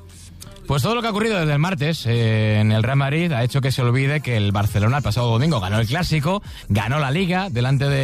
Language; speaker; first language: Spanish; native; Spanish